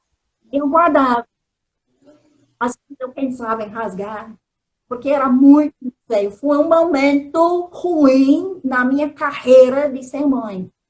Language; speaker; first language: Portuguese; non-native, fluent; English